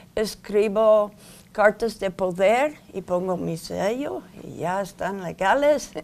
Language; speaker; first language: Spanish; non-native, fluent; English